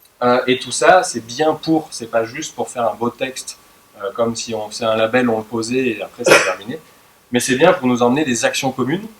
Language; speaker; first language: French; native; French